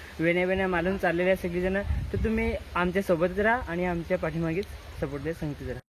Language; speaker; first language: Marathi; non-native, local second language; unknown